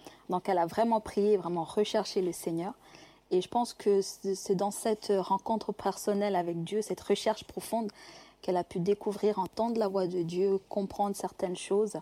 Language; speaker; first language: French; non-native, local second language; Kinyarwanda